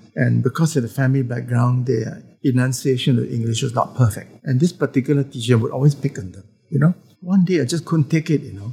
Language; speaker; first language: English; non-native, local second language; Chinese